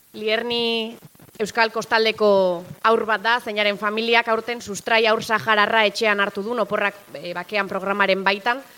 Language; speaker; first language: Basque; native; Basque